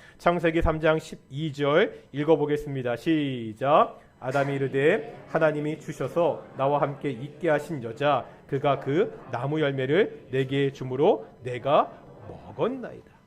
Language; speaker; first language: Korean; native; Korean